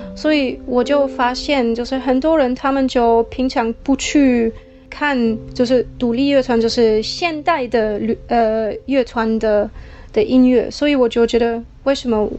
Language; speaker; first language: Chinese; non-native, fluent; German